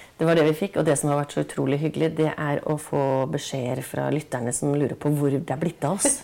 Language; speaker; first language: Norwegian; native; Norwegian